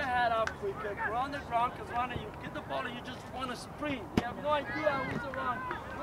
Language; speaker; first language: English; native; English